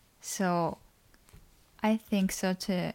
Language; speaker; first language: English; non-native, learner; Japanese